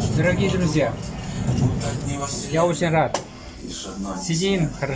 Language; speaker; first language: Russian; non-native, local second language; Chuvash